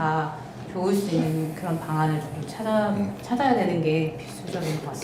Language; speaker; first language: Korean; native; Korean